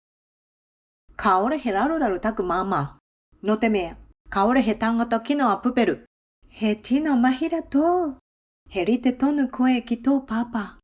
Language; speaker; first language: Māori; non-native, fluent; Japanese